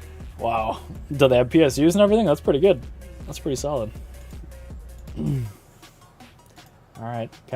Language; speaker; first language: English; native; English